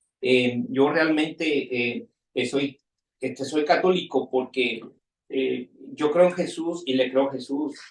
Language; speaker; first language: Spanish; native; Spanish